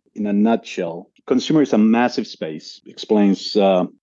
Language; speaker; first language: English; non-native, fluent; Spanish